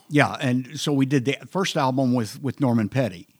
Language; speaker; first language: English; native; English